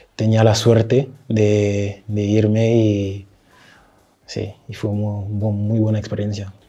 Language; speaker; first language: Spanish; non-native, learner; French